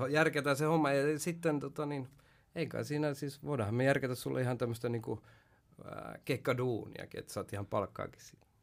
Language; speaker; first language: Finnish; early bilingual, heritage; Finnish